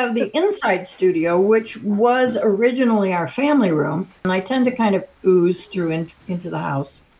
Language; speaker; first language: English; native; English